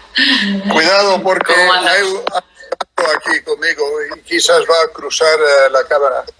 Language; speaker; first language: Spanish; non-native, fluent; English